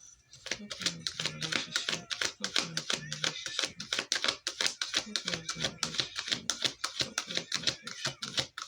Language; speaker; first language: English; native; English